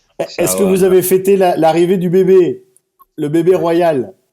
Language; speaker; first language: French; native; French